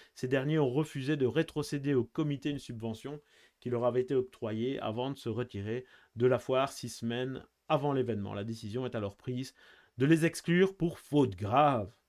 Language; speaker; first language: French; native; French